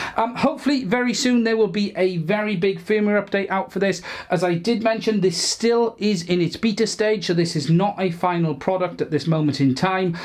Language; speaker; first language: English; native; English